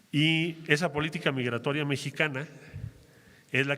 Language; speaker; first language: Spanish; native; Spanish